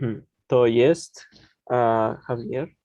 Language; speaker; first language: Polish; non-native, learner; Spanish